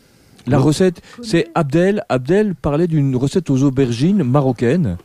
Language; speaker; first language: French; native; French